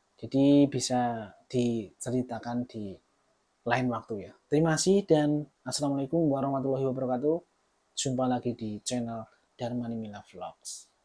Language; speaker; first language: Indonesian; non-native, local second language; Javanese